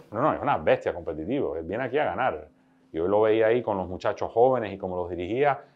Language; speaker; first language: Spanish; early bilingual, heritage; Spanish